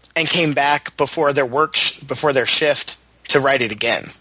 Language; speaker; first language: English; native; English